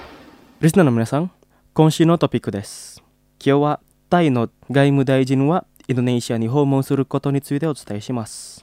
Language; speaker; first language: Japanese; non-native, fluent; Indonesian